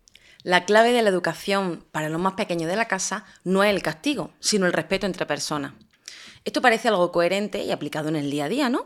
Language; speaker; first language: Spanish; native; Spanish